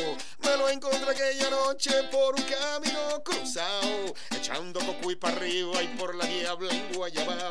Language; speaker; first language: Spanish; native; Spanish